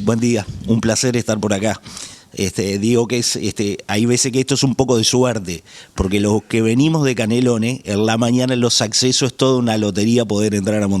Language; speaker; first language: Spanish; native; Spanish